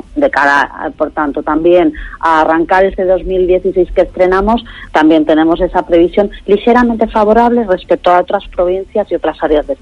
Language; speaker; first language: Spanish; native; Spanish